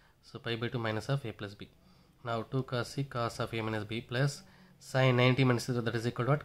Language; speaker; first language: English; non-native, local second language; Tamil